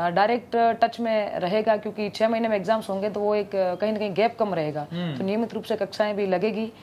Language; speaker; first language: Hindi; native; Hindi